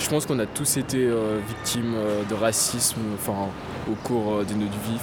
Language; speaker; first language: French; early bilingual, other home language; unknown